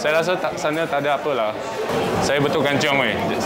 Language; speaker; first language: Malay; non-native, local second language; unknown